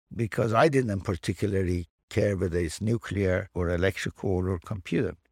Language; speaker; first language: English; non-native, fluent; Persian